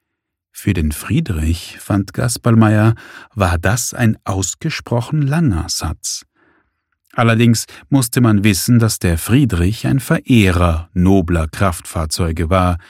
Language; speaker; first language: German; native; German